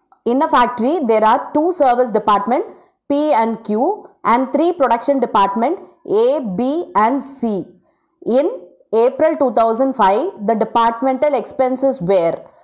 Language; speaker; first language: English; non-native, local second language; Tamil